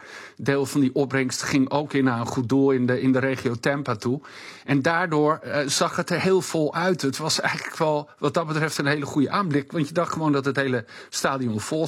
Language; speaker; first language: Dutch; native; Dutch